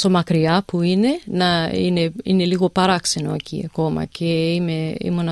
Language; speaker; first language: Greek; early bilingual, heritage; English